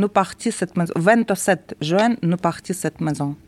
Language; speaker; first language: French; non-native, learner; Ukrainian